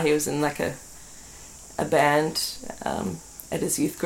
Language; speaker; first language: English; native; English